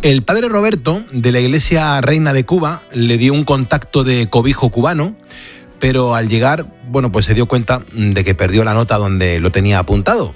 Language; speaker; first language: Spanish; native; Spanish